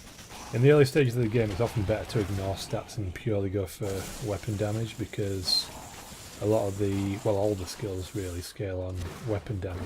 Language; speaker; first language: English; native; English